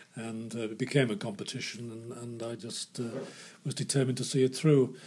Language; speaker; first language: English; native; English